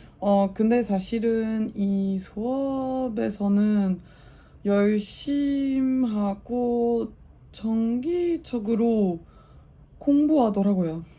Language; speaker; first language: Korean; non-native, learner; Dutch